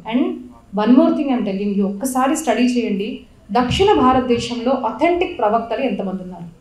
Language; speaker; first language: Telugu; non-native, local second language; Marathi